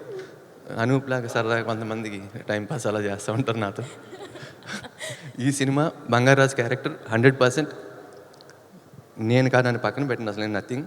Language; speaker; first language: Telugu; native; Telugu